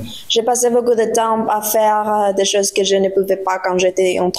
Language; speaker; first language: French; non-native, learner; Spanish